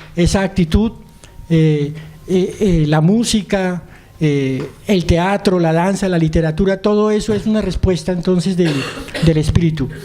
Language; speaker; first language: Spanish; native; Spanish